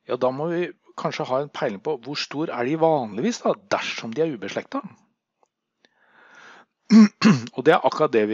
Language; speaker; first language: Norwegian; native; Norwegian